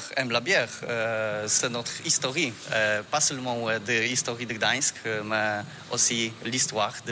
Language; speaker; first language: French; non-native, learner; Polish